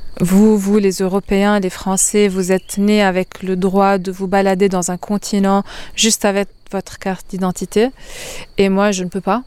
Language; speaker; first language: French; non-native, local second language; Arabic